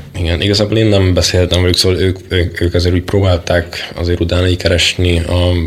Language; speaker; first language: Hungarian; native; Hungarian